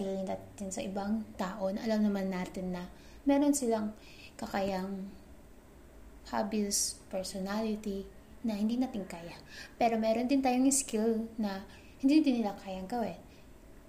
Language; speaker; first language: English; non-native, local second language; Filipino